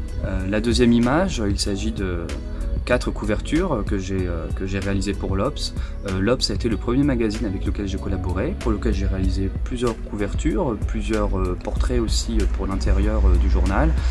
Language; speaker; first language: French; native; French